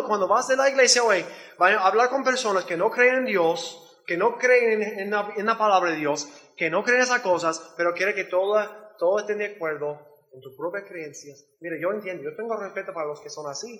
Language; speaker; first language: Spanish; non-native, learner; English